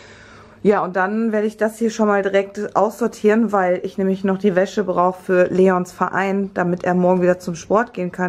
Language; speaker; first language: German; native; German